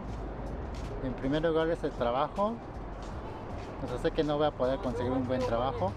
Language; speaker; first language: Spanish; native; Spanish